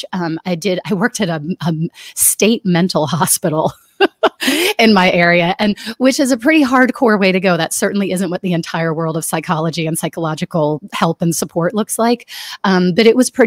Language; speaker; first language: English; native; English